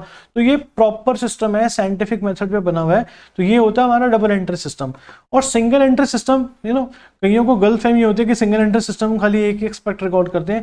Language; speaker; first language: Hindi; native; Hindi